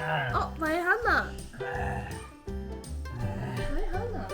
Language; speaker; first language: Swedish; non-native, fluent; Korean